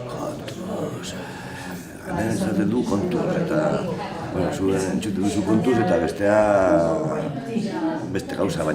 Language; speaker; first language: Basque; non-native, local second language; Spanish